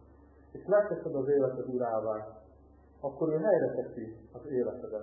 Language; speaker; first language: Hungarian; native; Hungarian